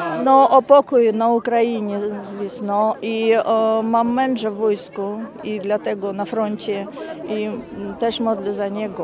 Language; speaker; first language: Polish; non-native, learner; Russian